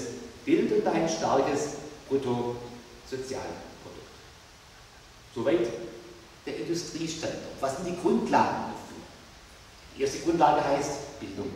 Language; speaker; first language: German; native; German